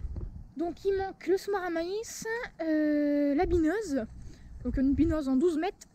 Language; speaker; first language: French; native; French